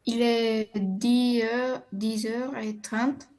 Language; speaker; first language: French; non-native, learner; Romanian